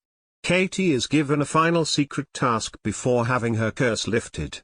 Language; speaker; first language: English; native; English